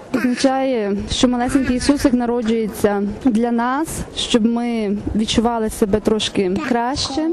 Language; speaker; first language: Ukrainian; native; Ukrainian